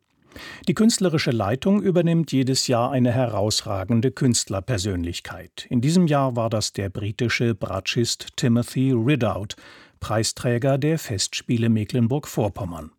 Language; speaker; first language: German; native; German